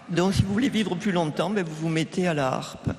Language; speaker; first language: French; native; French